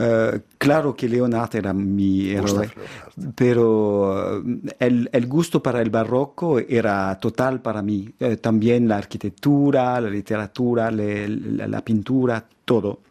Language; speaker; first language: Spanish; non-native, fluent; French